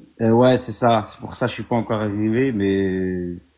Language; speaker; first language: French; non-native, fluent; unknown